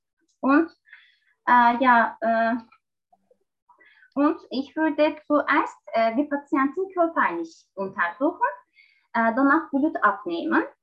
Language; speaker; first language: German; non-native, learner; Turkish